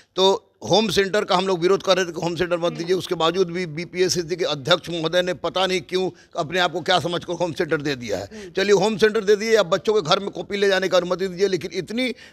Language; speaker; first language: Hindi; native; Hindi